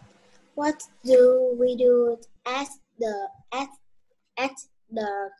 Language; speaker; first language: English; non-native, learner; Vietnamese